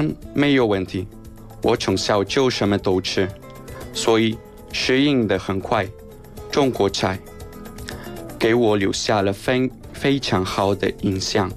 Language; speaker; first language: Chinese; non-native, learner; Spanish